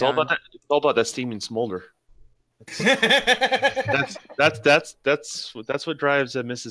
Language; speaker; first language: English; native; English